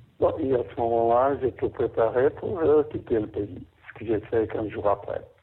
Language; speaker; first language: French; non-native, fluent; Portuguese